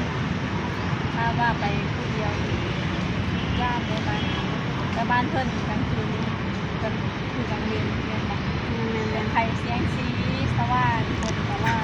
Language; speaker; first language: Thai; non-native, local second language; Northeastern Thai